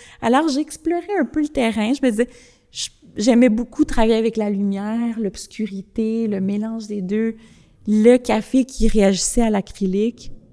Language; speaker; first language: French; early bilingual, other home language; Spanish